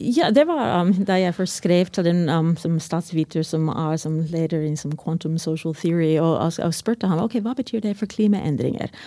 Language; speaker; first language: Norwegian; non-native, fluent; English